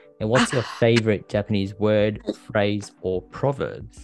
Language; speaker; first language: English; non-native, fluent; Japanese